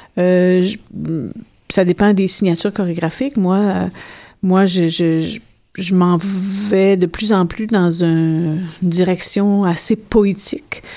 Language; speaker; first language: French; native; French